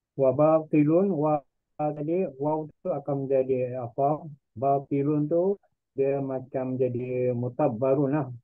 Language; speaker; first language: Malay; native; Malay